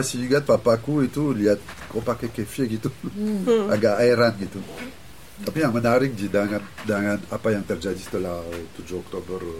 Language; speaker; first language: Indonesian; non-native, fluent; French